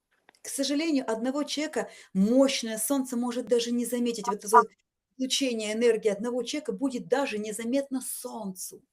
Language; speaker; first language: Russian; native; Russian